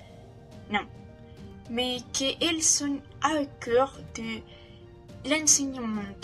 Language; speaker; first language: French; non-native, learner; Spanish